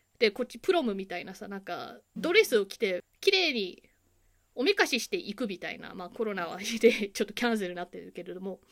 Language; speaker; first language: Japanese; native; Japanese